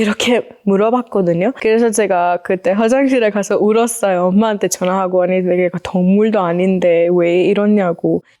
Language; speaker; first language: Korean; non-native, fluent; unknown